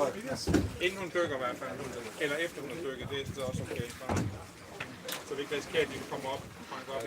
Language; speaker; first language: Danish; native; Danish